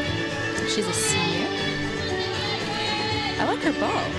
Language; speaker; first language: English; native; English